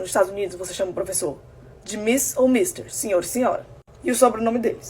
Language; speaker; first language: Portuguese; native; Portuguese